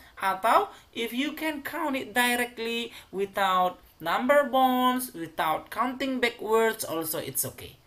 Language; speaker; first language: English; non-native, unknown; Indonesian